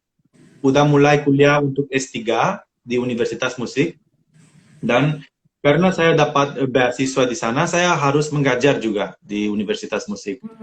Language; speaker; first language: Indonesian; non-native, fluent; Romanian